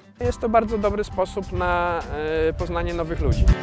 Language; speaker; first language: Polish; native; Polish